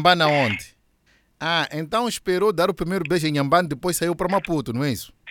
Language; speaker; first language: Portuguese; native; Portuguese